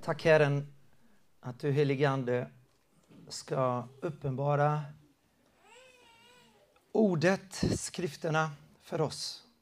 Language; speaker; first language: Swedish; non-native, fluent; Spanish